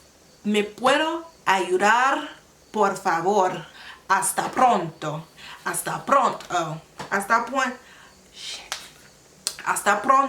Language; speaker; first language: Spanish; non-native, learner; English